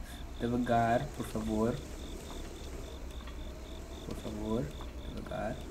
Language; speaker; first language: Spanish; non-native, learner; English